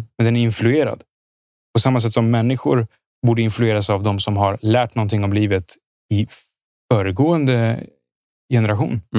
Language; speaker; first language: Swedish; early bilingual, other home language; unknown